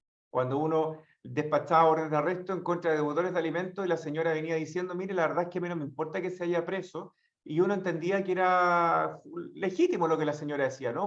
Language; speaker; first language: Spanish; native; Spanish